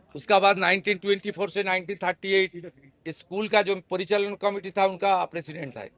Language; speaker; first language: Hindi; non-native, local second language; Bangla